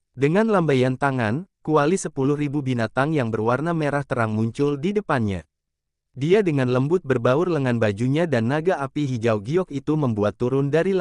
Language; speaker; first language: Indonesian; native; Indonesian